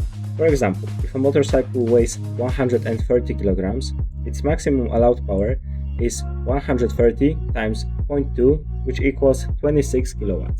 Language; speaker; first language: English; non-native, fluent; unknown